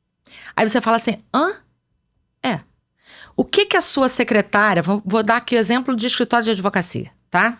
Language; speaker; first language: Portuguese; native; Portuguese